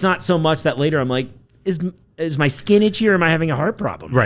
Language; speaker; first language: English; native; English